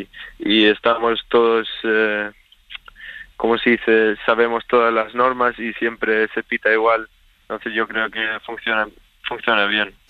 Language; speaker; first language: Spanish; early bilingual, other home language; Swedish